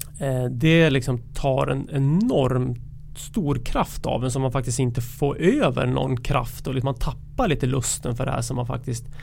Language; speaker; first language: Swedish; native; Swedish